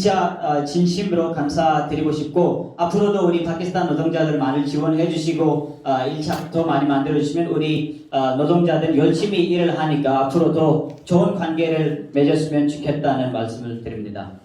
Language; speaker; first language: Korean; non-native, fluent; Urdu